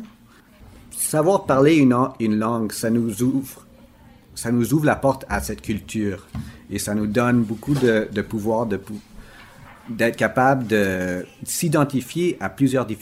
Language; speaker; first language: French; native; French